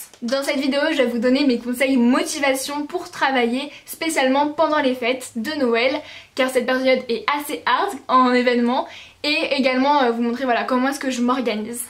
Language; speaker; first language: French; native; French